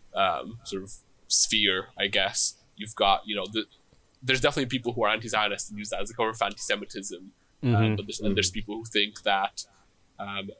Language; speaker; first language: English; non-native, fluent; Hebrew